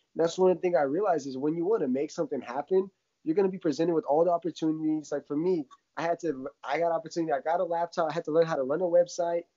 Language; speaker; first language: English; early bilingual, other home language; Russian